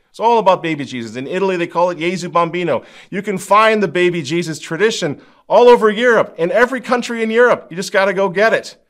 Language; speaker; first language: English; native; English